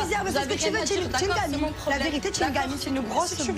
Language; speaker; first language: French; native; French